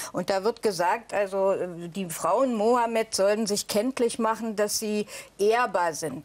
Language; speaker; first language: German; native; German